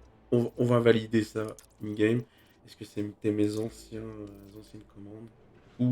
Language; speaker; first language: French; native; French